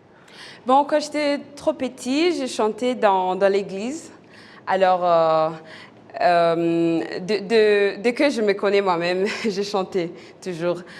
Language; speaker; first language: French; non-native, local second language; Kinyarwanda